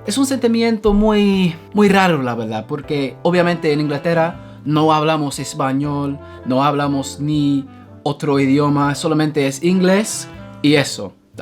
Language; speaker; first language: Spanish; non-native, fluent; English